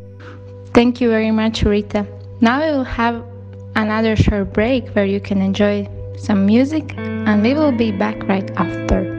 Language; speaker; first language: English; non-native, fluent; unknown